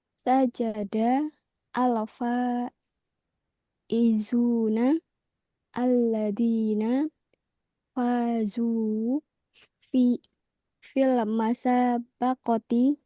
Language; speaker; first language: Arabic; non-native, learner; Indonesian